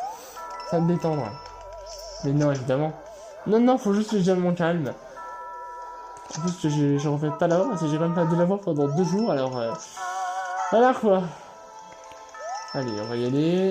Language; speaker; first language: French; native; French